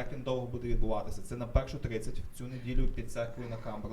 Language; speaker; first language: Ukrainian; native; Ukrainian